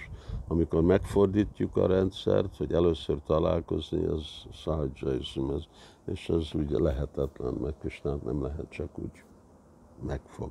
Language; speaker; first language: Hungarian; early bilingual, heritage; Hungarian